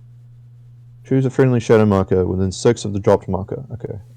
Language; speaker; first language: English; native; English